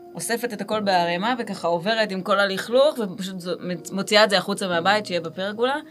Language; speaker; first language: Hebrew; native; Hebrew